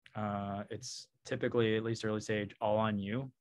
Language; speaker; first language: English; native; English